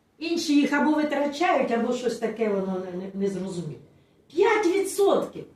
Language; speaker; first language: Ukrainian; non-native, local second language; Russian